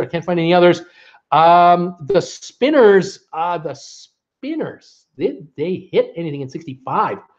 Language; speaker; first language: English; native; English